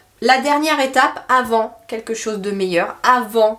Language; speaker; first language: French; native; French